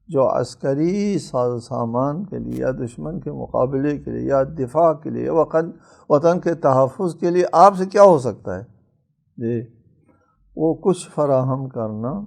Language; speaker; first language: Urdu; native; Urdu